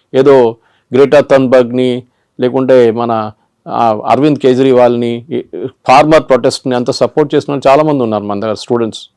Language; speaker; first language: Telugu; non-native, local second language; Malayalam